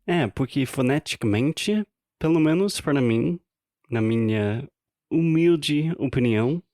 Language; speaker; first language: Portuguese; non-native, fluent; English